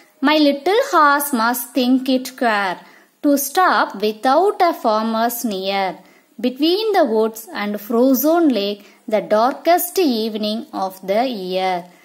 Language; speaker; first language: English; non-native, local second language; Tamil